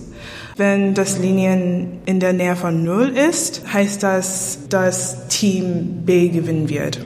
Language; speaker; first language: German; non-native, learner; English